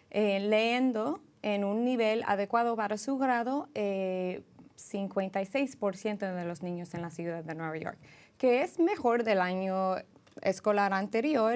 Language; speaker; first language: Spanish; early bilingual, heritage; English